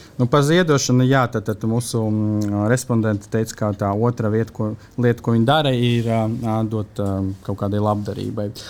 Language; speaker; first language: Latvian; non-native, local second language; Russian